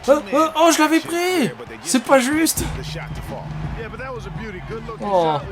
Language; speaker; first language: French; native; French